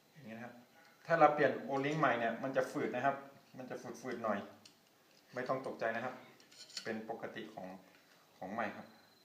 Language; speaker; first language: Thai; native; Thai